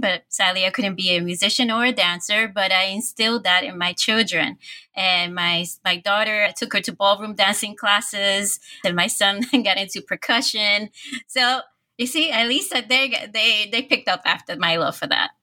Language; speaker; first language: English; early bilingual, other home language; Spanish